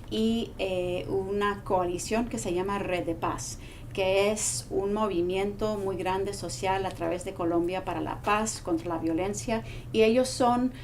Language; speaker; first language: Spanish; non-native, fluent; English